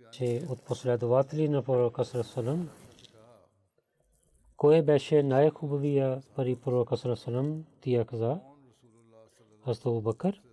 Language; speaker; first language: Bulgarian; non-native, learner; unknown